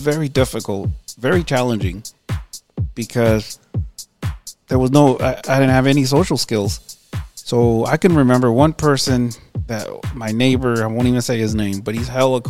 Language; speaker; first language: English; early bilingual, other home language; Spanish